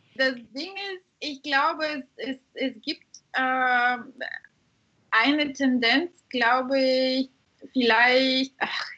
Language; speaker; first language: German; non-native, fluent; Bulgarian